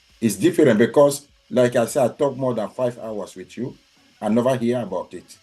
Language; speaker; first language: English; non-native, learner; French